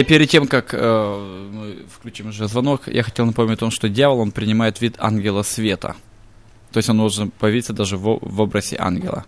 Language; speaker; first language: Russian; native; Russian